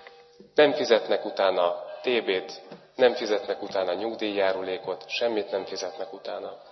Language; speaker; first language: Hungarian; native; Hungarian